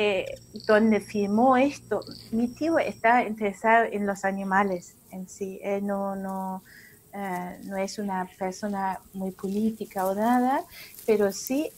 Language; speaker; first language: Spanish; non-native, fluent; German